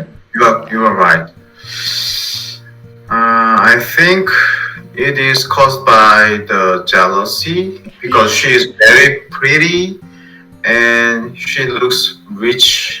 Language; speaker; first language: English; non-native, fluent; Korean